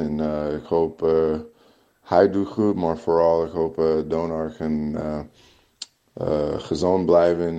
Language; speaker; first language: Dutch; non-native, learner; English